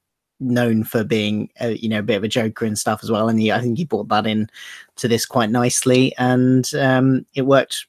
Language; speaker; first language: English; native; English